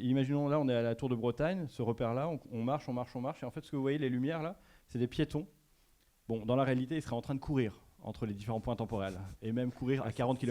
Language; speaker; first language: French; native; French